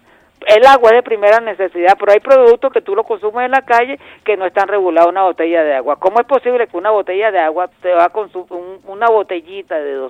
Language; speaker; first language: Spanish; native; Spanish